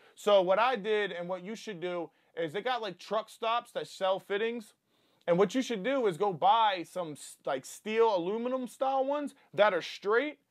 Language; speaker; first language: English; native; English